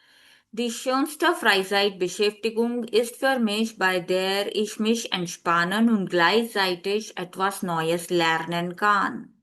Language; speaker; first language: German; non-native, fluent; Hindi